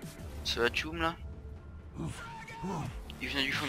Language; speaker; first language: French; native; French